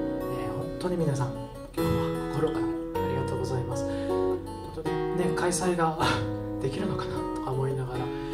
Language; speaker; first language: Japanese; native; Japanese